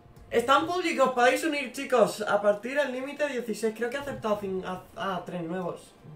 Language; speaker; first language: Spanish; native; Spanish